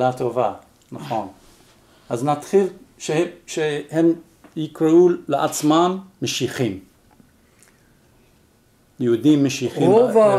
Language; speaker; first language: Hebrew; non-native, fluent; English